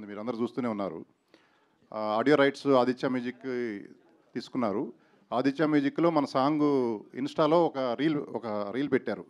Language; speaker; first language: Telugu; native; Telugu